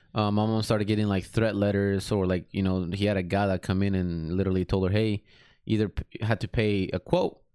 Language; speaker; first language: English; early bilingual, other home language; Spanish